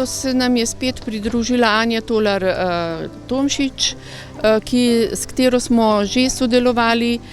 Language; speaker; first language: Slovenian; native; Slovenian